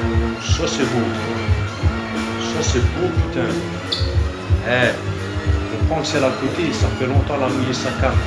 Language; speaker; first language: French; native; French